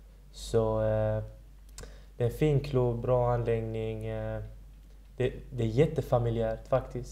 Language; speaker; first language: Swedish; early bilingual, other home language; Persian